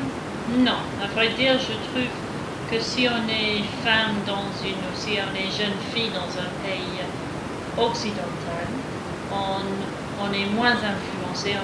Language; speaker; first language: French; non-native, fluent; English